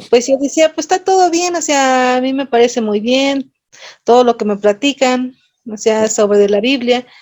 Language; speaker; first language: Spanish; non-native, local second language; Nahuatl languages